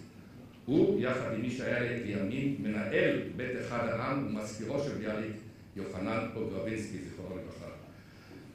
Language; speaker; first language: Hebrew; native; Hebrew